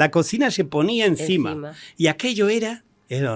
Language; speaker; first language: Spanish; native; Spanish